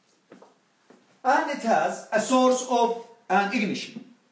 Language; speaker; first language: English; non-native, fluent; Arabic